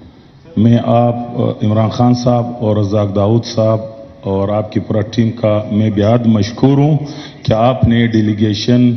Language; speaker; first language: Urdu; non-native, local second language; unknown